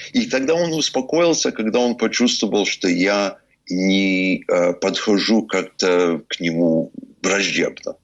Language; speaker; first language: Russian; early bilingual, heritage; English